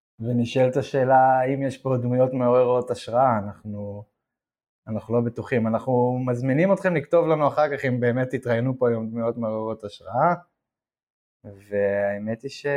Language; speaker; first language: Hebrew; native; Hebrew